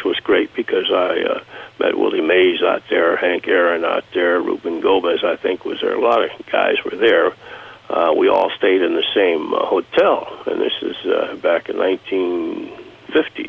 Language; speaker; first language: English; native; English